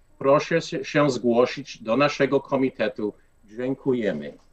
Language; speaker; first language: Polish; early bilingual, heritage; Polish